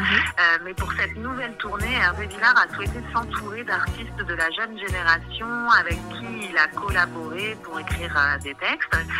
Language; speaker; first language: French; native; French